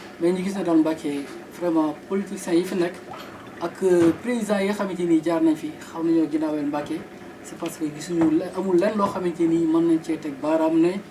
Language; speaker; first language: Wolof; native; Wolof